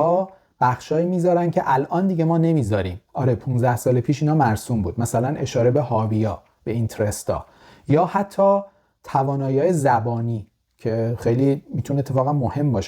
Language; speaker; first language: Persian; native; Persian